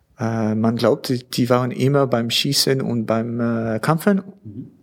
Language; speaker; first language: German; non-native, learner; French